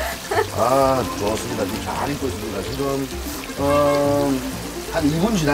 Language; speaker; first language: Korean; native; Korean